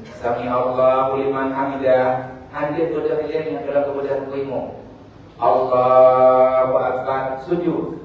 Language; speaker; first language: Malay; non-native, local second language; Achinese